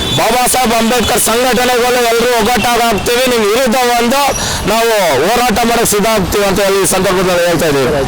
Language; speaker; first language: Kannada; native; Kannada